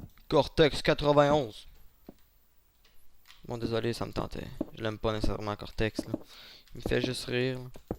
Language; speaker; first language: French; native; French